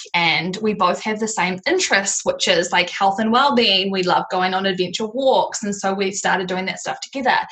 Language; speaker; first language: English; native; English